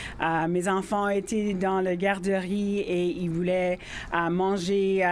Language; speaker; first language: French; non-native, fluent; English